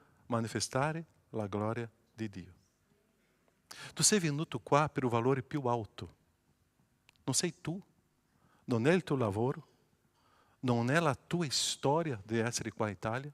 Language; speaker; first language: Italian; non-native, fluent; Portuguese